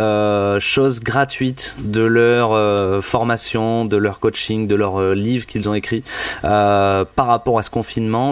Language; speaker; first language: French; native; French